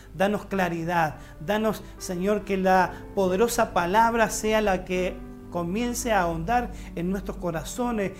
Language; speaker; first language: Spanish; native; Spanish